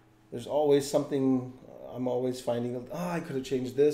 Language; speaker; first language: English; native; English